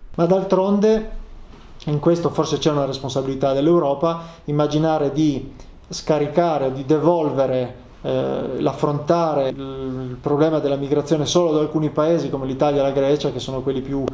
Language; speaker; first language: Italian; native; Italian